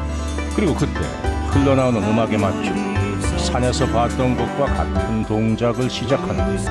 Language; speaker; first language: Korean; native; Korean